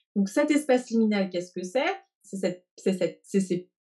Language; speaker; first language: French; native; French